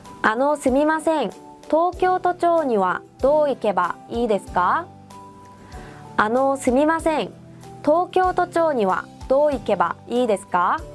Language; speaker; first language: Japanese; non-native, fluent; Korean